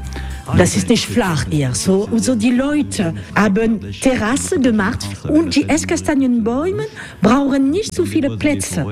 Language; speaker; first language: German; non-native, learner; French